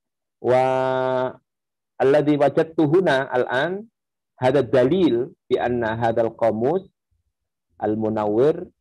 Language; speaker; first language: Arabic; non-native, fluent; Indonesian